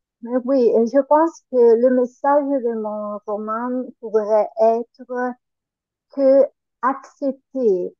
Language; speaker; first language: French; non-native, learner; Italian